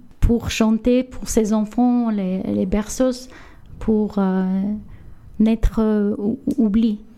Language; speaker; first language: French; non-native, learner; Armenian